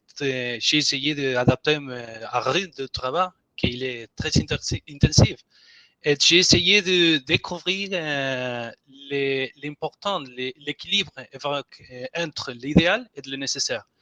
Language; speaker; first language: French; non-native, learner; Spanish